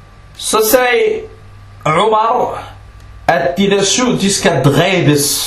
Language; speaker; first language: Danish; early bilingual, other home language; Arabic